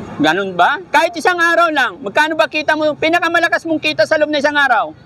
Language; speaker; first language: Filipino; non-native, local second language; Pangasinan